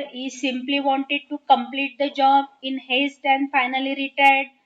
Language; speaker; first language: English; non-native, local second language; Marathi